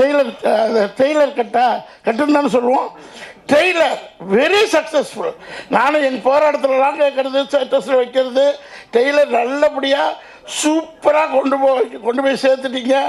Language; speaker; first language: Tamil; native; Tamil